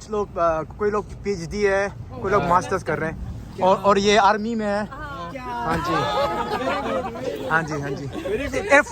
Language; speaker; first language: Hindi; non-native, local second language; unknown